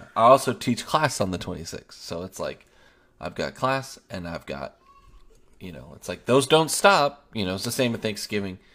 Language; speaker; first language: English; native; English